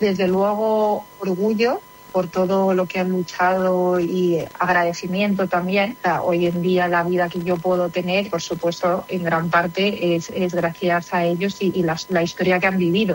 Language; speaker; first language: Spanish; native; Spanish